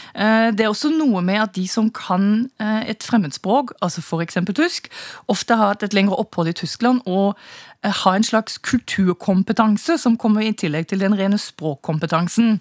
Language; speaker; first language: Norwegian; non-native, fluent; German